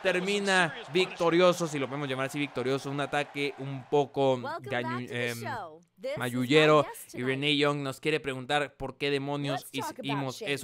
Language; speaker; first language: Spanish; native; Spanish